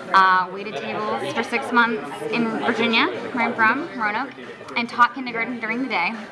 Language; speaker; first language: English; native; English